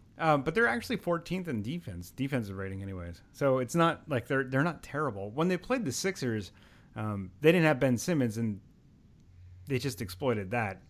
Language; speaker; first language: English; native; English